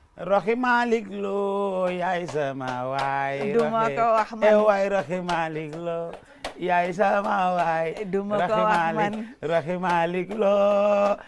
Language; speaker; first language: Wolof; native; Wolof